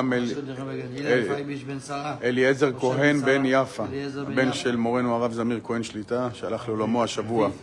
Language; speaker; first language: Hebrew; native; Hebrew